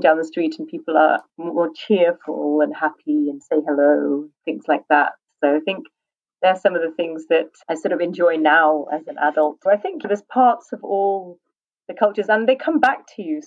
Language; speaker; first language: English; native; English